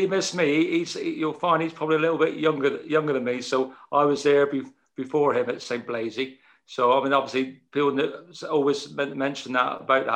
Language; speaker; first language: English; native; English